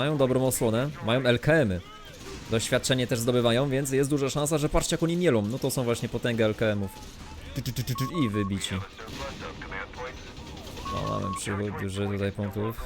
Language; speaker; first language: Polish; native; Polish